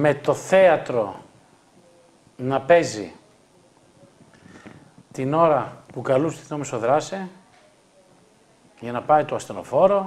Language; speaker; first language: Greek; native; Greek